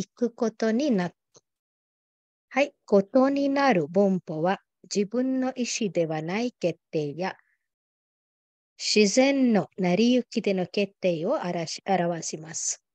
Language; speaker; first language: Japanese; non-native, fluent; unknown